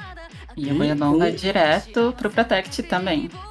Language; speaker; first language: Portuguese; native; Portuguese